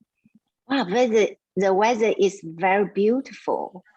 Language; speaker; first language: English; non-native, learner; Chinese